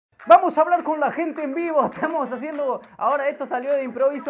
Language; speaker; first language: Spanish; native; Spanish